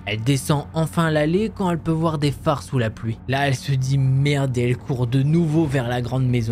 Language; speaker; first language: French; native; French